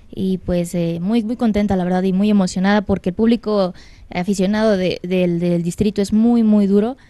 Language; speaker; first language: Spanish; native; Spanish